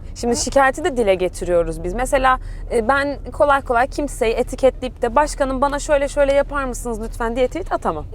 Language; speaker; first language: Turkish; native; Turkish